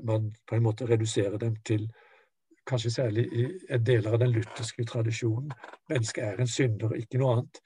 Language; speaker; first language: Norwegian; native; Norwegian